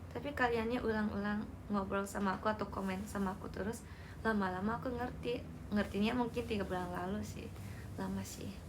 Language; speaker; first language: Indonesian; non-native, learner; Japanese